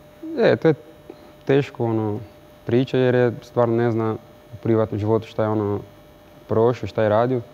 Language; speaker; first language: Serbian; non-native, learner; Portuguese